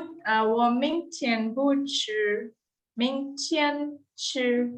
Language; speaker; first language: Chinese; non-native, learner; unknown